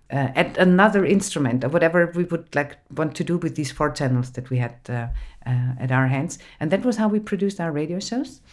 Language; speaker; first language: English; non-native, fluent; German